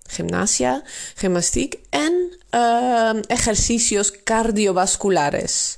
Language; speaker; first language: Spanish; non-native, fluent; Dutch